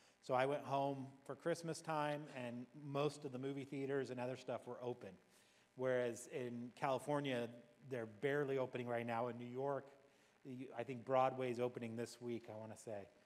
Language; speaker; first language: English; native; English